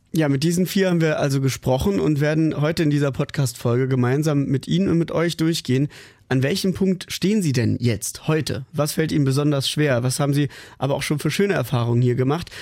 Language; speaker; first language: German; native; German